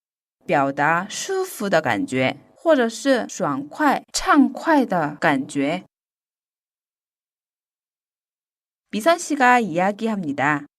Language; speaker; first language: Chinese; non-native, fluent; Korean